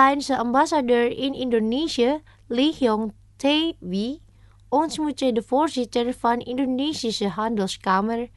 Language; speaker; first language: Dutch; non-native, learner; Indonesian